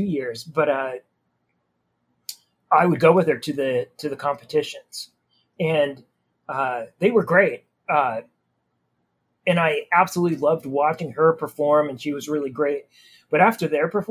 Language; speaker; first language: English; native; English